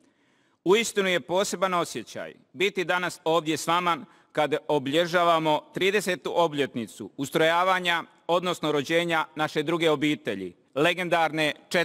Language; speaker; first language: Bosnian; native; Bosnian